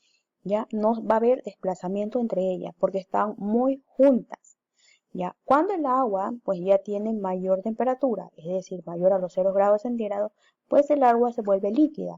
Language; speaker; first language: Spanish; native; Spanish